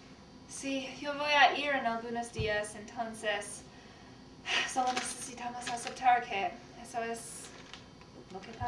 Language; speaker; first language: Spanish; non-native, learner; English